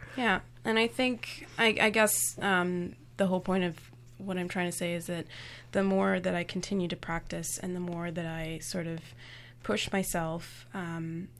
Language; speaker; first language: English; native; English